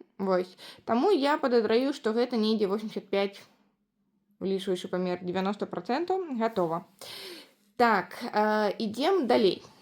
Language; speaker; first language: Belarusian; non-native, local second language; Russian